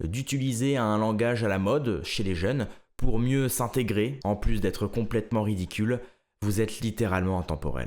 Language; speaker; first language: French; native; French